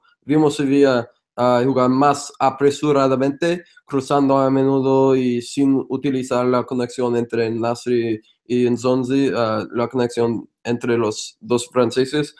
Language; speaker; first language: Spanish; non-native, fluent; English